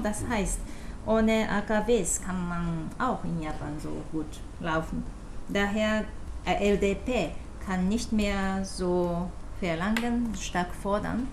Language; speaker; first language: German; non-native, fluent; Japanese